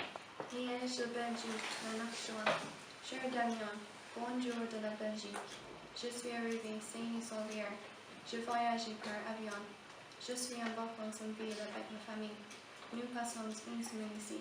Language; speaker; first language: French; non-native, learner; English